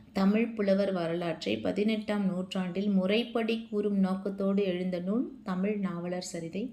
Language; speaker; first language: Tamil; native; Tamil